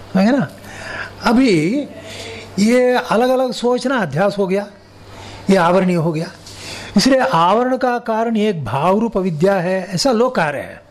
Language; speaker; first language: Hindi; non-native, local second language; Kannada